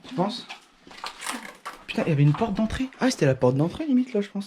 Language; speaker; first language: French; native; French